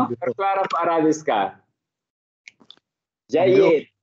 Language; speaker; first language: Swedish; non-native, fluent; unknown